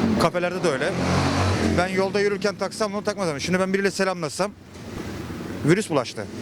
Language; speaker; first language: Turkish; native; Turkish